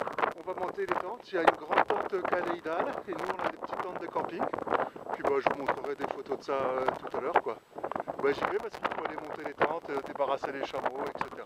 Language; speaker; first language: French; native; French